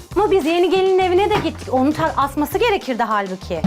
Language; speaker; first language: Turkish; native; Turkish